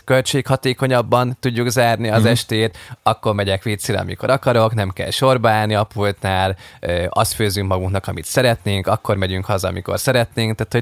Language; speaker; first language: Hungarian; native; Hungarian